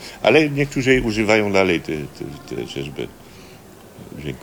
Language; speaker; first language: Polish; early bilingual, heritage; Polish